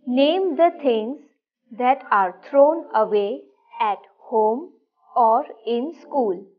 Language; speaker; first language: English; non-native, local second language; Gujarati